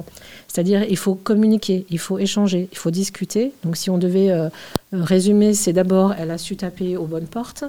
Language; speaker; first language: French; native; French